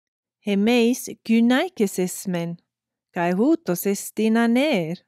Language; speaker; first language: Greek; non-native, fluent; English